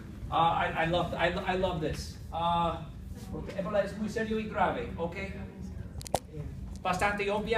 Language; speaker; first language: Spanish; non-native, fluent; English